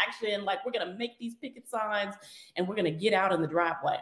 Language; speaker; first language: English; native; English